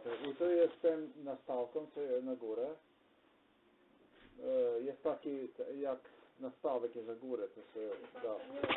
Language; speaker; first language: Polish; non-native, learner; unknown